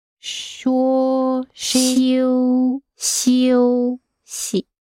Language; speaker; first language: Chinese; non-native, learner; English